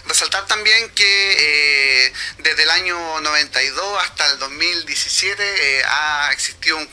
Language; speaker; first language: Spanish; native; Spanish